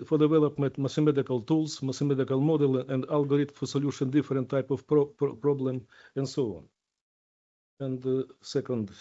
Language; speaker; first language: English; non-native, learner; Ukrainian